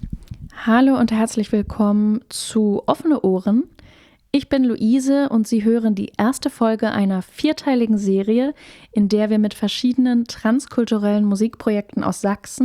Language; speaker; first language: German; native; German